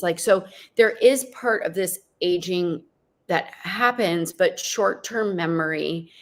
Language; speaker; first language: English; native; English